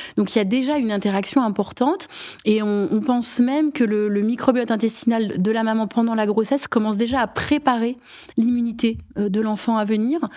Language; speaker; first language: French; native; French